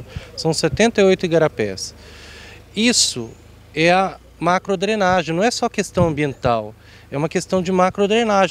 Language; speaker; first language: Portuguese; native; Portuguese